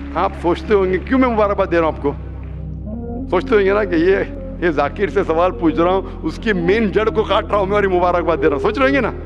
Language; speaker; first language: Hindi; non-native, local second language; Urdu